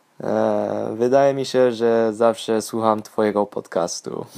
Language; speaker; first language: Polish; non-native, learner; English